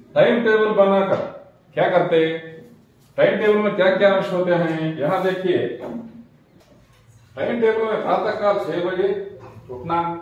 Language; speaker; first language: Hindi; non-native, local second language; Telugu